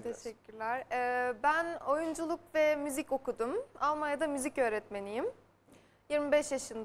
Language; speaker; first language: Turkish; early bilingual, heritage; Turkish